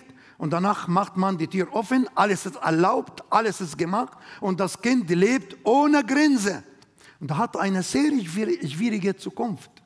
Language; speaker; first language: German; non-native, learner; Arabic